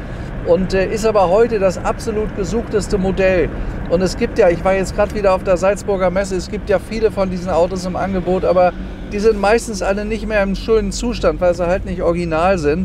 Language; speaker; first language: German; native; German